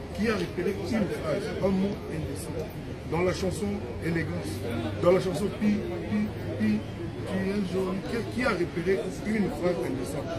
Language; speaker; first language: French; non-native, local second language; Lingala